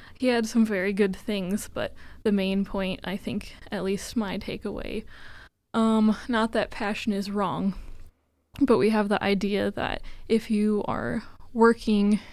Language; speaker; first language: English; native; English